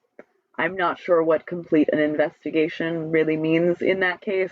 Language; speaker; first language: English; native; English